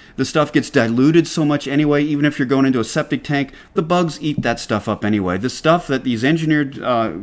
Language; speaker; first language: English; native; English